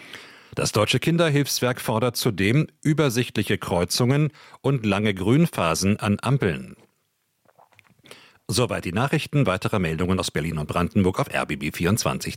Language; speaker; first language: German; native; German